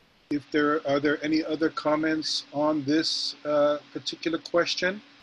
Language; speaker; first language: English; native; English